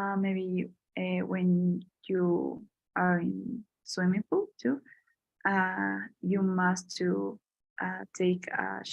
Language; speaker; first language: English; non-native, learner; Spanish